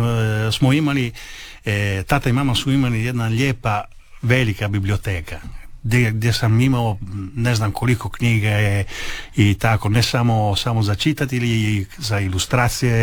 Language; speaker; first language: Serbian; non-native, learner; Italian